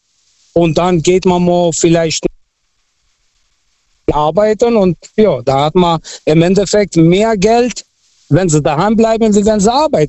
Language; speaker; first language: German; early bilingual, other home language; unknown